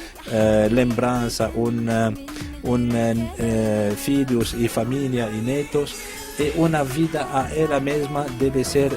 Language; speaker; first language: Portuguese; non-native, fluent; Arabic